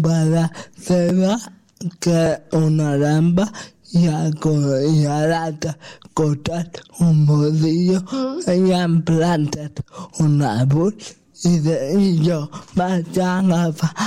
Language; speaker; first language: Catalan; non-native, local second language; Spanish